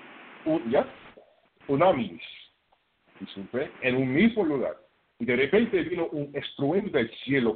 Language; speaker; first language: Spanish; non-native, fluent; English